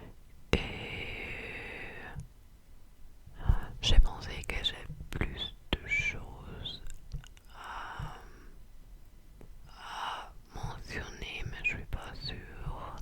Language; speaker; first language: French; non-native, learner; English